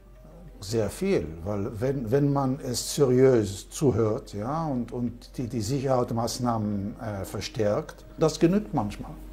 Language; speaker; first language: German; non-native, fluent; Hebrew